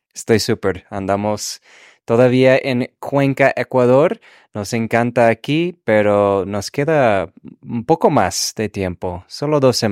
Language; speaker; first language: Spanish; non-native, fluent; English